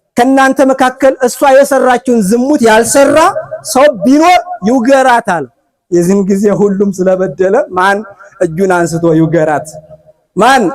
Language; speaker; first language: Amharic; native; Amharic